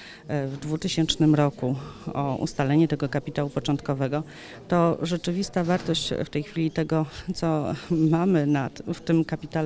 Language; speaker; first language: Polish; native; Polish